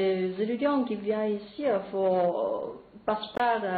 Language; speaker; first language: French; non-native, learner; Chinese